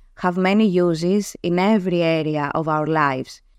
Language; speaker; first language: English; non-native, fluent; Greek